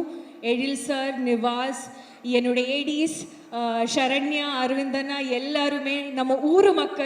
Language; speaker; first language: Tamil; non-native, fluent; Malayalam